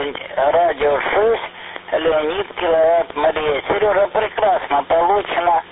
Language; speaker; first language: Russian; native; Russian